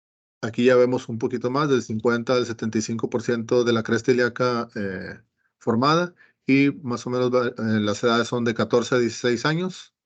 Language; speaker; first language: Spanish; native; Spanish